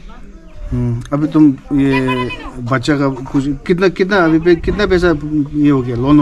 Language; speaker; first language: Hindi; non-native, local second language; Tibetan